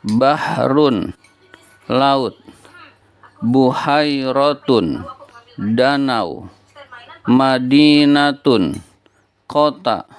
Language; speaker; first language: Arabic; non-native, fluent; Indonesian